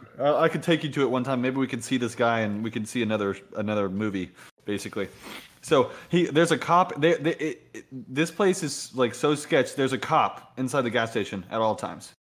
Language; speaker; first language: English; native; English